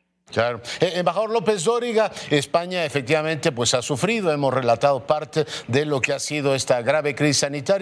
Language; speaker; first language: Spanish; native; Spanish